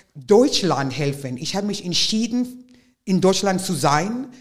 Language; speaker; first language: German; non-native, fluent; English